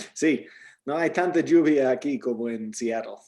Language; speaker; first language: Spanish; non-native, fluent; English